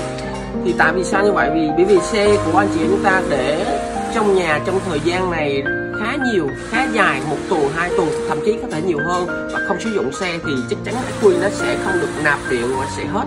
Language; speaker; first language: Vietnamese; native; Vietnamese